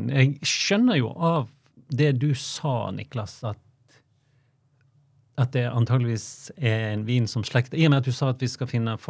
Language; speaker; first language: Norwegian; native; Norwegian